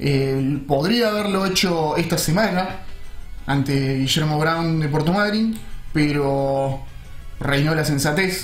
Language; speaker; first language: Spanish; native; Spanish